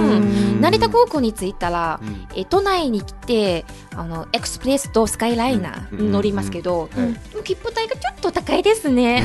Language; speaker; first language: Japanese; non-native, fluent; Chinese